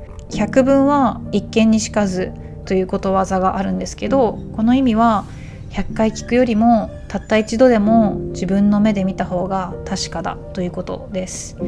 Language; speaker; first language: Japanese; native; Japanese